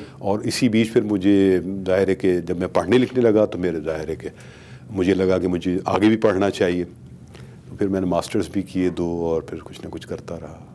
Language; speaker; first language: Urdu; native; Urdu